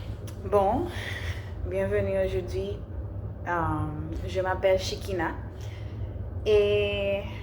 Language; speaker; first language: French; non-native, learner; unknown